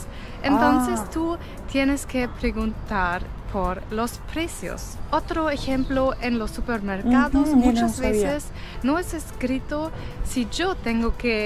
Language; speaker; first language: Spanish; non-native, fluent; German